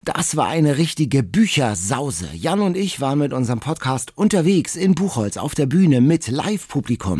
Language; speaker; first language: German; native; German